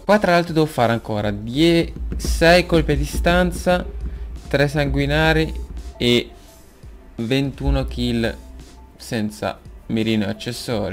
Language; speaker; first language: Italian; native; Italian